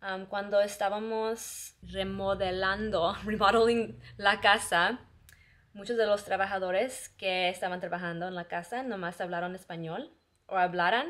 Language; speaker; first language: Spanish; early bilingual, heritage; Spanish